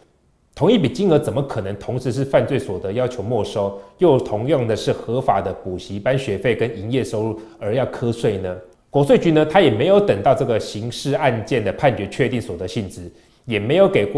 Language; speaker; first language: Chinese; native; Chinese